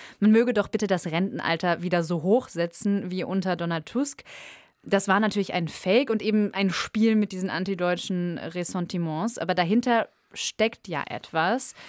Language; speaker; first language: German; native; German